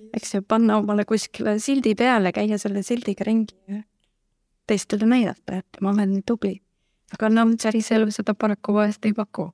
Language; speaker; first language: Estonian; non-native, local second language; Russian